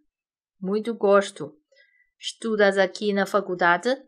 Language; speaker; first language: Portuguese; non-native, fluent; Chinese